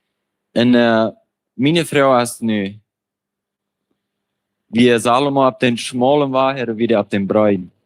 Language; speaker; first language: German; non-native, local second language; Plautdietsch